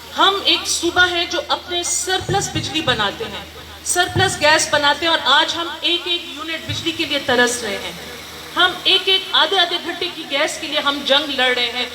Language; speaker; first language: Urdu; non-native, local second language; Northern Hindko